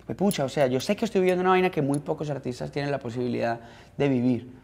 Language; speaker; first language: Spanish; native; Spanish